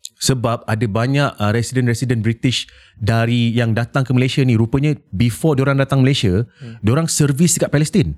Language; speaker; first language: Malay; native; Malay